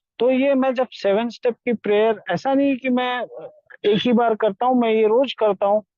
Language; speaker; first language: Hindi; non-native, local second language; Marathi